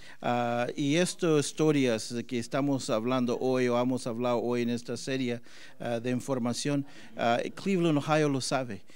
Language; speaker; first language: Spanish; early bilingual, heritage; Spanish